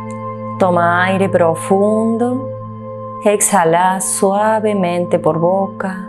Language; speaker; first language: Spanish; native; Spanish